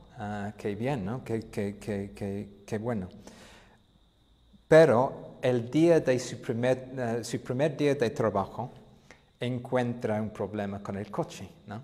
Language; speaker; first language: Spanish; non-native, fluent; English